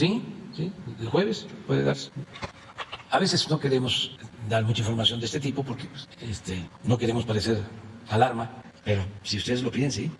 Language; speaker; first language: Spanish; native; Spanish